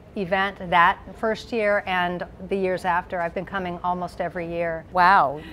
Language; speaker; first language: English; native; English